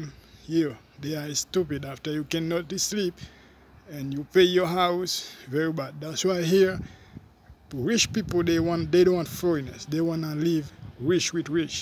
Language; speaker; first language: English; non-native, fluent; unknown